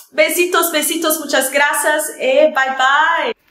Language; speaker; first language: French; non-native, fluent; Portuguese